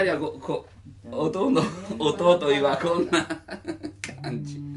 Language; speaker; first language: Japanese; non-native, learner; Italian